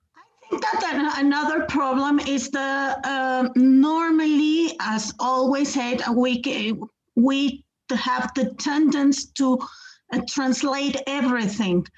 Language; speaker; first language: English; non-native, fluent; Spanish